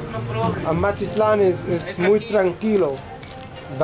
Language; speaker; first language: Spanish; non-native, learner; English